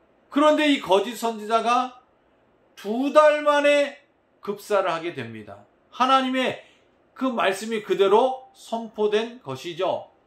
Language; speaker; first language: Korean; native; Korean